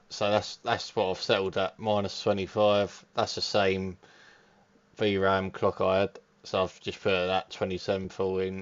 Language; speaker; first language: English; native; English